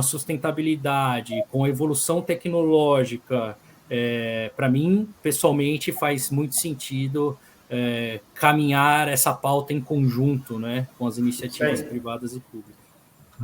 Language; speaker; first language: Portuguese; native; Portuguese